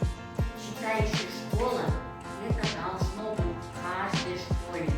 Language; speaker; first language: Russian; non-native, local second language; Kazakh